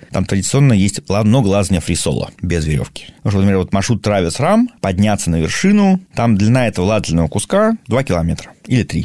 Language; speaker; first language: Russian; native; Russian